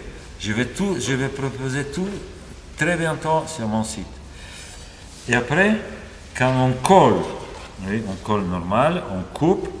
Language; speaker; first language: French; non-native, fluent; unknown